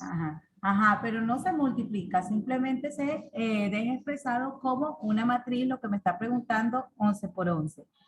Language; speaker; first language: Spanish; native; Spanish